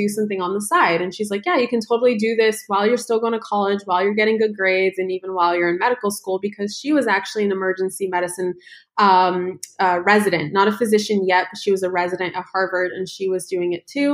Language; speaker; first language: English; native; English